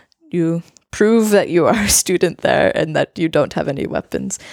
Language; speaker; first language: English; native; English